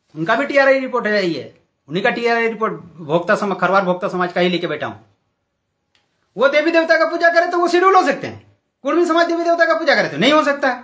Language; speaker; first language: Hindi; non-native, local second language; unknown